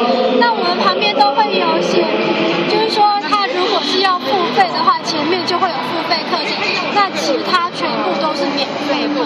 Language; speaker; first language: Chinese; native; Chinese